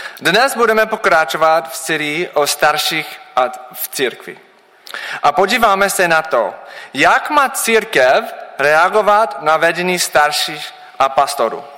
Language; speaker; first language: Czech; non-native, learner; English